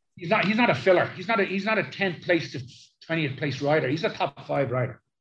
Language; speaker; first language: English; native; English